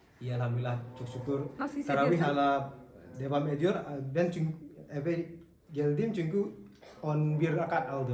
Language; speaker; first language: Turkish; non-native, learner; Indonesian